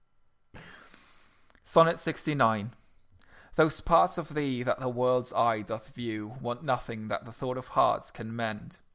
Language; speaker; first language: English; non-native, fluent; Luxembourgish